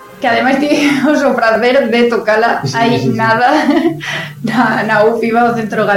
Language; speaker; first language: Galician; native; Galician